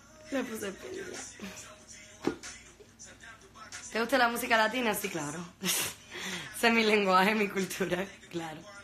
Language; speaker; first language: Spanish; early bilingual, heritage; Spanish